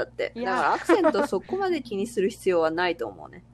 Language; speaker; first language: Japanese; non-native, fluent; English